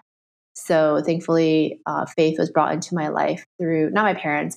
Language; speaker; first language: English; early bilingual, other home language; Chinese